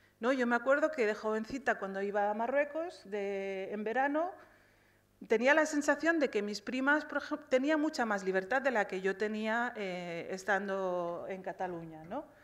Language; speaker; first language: Spanish; early bilingual, other home language; Riffian